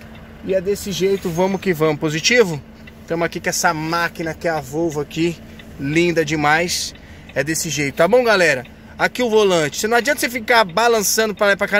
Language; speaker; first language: Portuguese; native; Portuguese